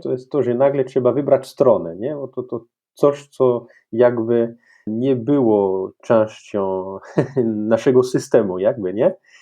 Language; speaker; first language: Polish; non-native, fluent; French